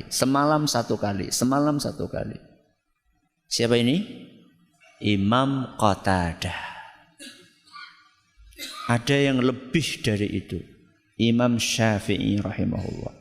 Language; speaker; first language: Indonesian; native; Indonesian